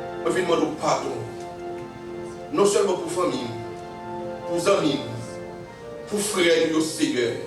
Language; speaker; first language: French; non-native, local second language; Haitian Creole